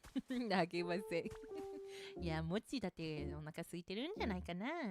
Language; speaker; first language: Japanese; native; Japanese